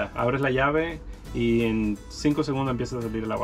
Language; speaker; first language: Spanish; native; Spanish